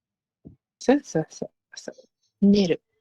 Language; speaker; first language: Japanese; non-native, learner; Malay